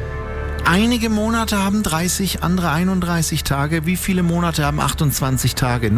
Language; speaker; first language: German; native; German